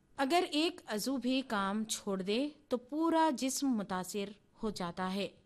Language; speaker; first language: Urdu; native; Urdu